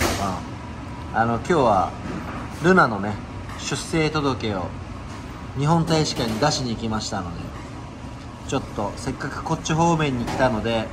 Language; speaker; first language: Japanese; native; Japanese